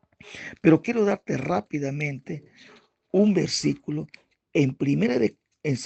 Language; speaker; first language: Spanish; native; Spanish